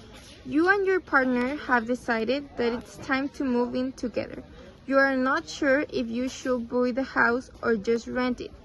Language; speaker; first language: English; non-native, fluent; Spanish